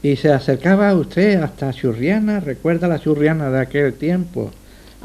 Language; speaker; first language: Spanish; native; Spanish